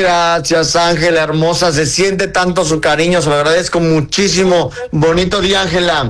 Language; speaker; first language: Spanish; native; Spanish